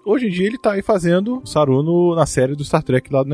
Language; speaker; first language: Portuguese; native; Portuguese